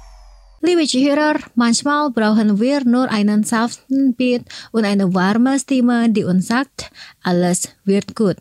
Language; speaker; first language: German; non-native, fluent; Indonesian